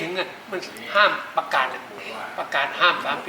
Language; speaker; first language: Thai; native; Thai